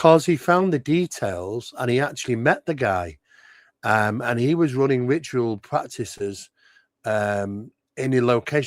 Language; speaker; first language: English; native; English